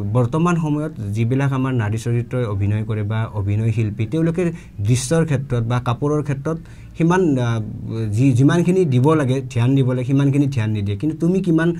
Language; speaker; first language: Assamese; native; Assamese